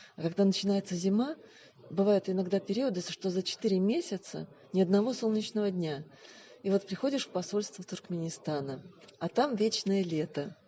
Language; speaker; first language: Russian; native; Russian